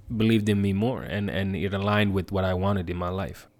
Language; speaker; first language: English; non-native, fluent; Swedish